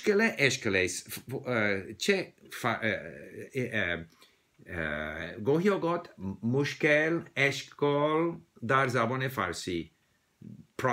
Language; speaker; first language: Persian; non-native, learner; English